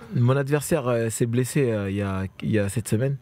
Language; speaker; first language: French; native; French